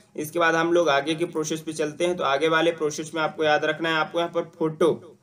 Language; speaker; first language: Hindi; native; Hindi